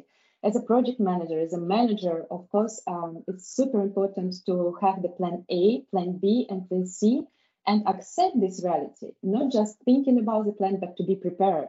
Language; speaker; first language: English; non-native, fluent; Russian